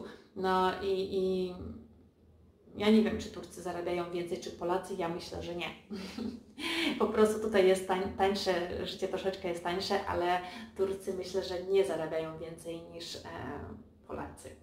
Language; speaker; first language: Polish; early bilingual, heritage; Polish